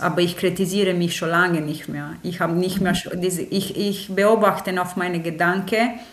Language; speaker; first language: German; non-native, fluent; Romanian